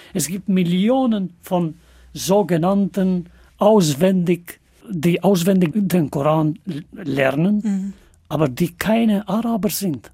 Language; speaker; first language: German; non-native, fluent; Albanian